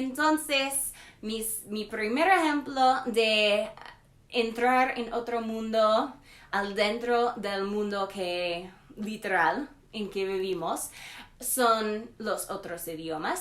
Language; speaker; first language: Spanish; non-native, learner; English